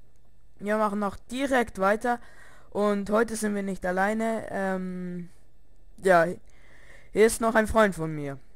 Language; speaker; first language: German; early bilingual, other home language; Russian